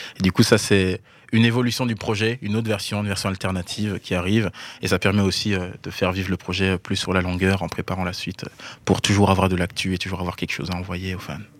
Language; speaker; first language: French; native; French